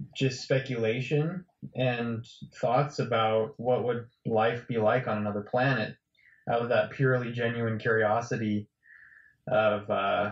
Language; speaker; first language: English; native; English